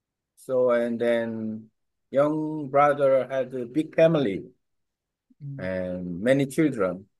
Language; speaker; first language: English; non-native, learner; Korean